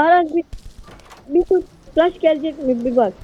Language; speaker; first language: Turkish; native; Turkish